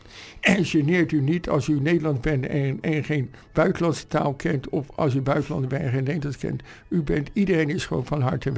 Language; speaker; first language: Dutch; native; Dutch